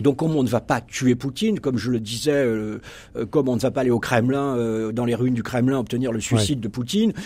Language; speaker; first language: French; native; French